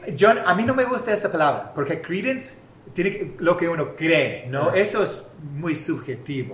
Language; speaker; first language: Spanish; non-native, fluent; English